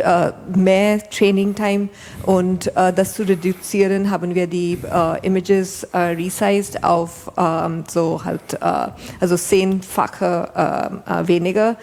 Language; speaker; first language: German; non-native, fluent; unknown